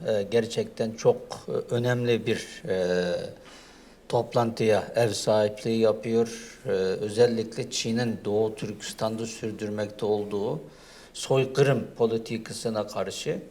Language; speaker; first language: Turkish; non-native, fluent; Uyghur